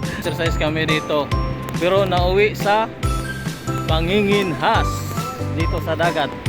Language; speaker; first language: Filipino; non-native, local second language; Cebuano